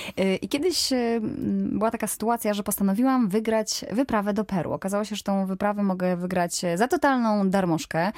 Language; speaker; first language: Polish; native; Polish